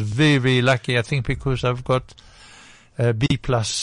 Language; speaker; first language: English; non-native, fluent; French